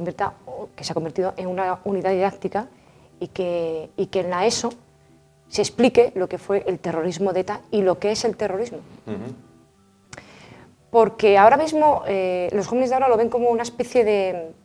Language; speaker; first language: Spanish; native; Spanish